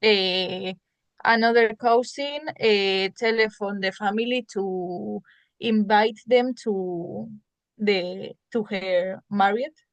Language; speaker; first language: English; non-native, learner; Spanish